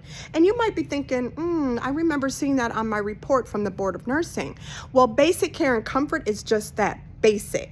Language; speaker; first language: English; native; English